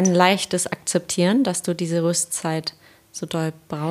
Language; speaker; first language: German; native; German